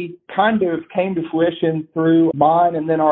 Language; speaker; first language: English; native; English